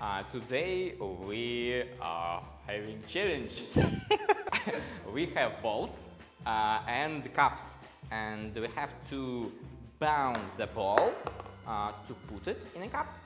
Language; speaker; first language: English; non-native, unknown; Russian